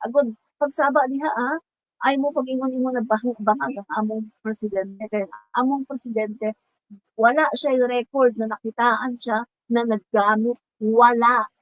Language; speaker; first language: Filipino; non-native, local second language; Cebuano